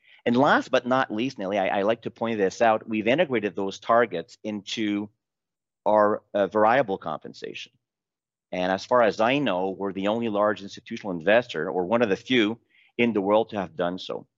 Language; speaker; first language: English; non-native, fluent; French